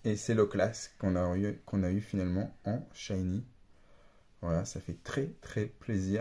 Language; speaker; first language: French; native; French